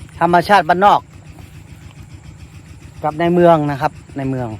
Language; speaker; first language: Thai; native; Thai